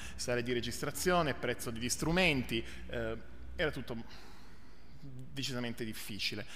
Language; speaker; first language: Italian; native; Italian